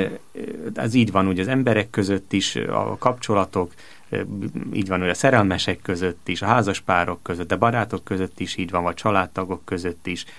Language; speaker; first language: Hungarian; native; Hungarian